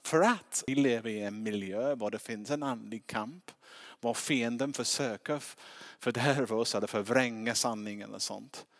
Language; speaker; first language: Swedish; non-native, fluent; English